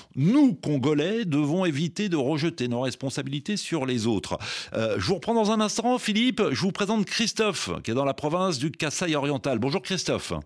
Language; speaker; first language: French; native; French